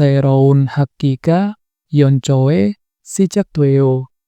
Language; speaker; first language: Korean; non-native, fluent; Indonesian